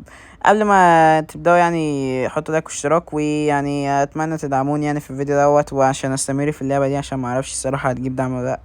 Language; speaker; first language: Arabic; native; Arabic